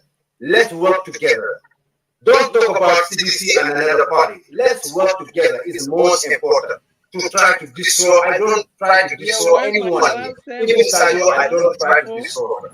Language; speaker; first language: English; non-native, learner; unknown